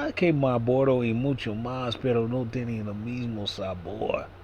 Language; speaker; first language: Spanish; non-native, learner; English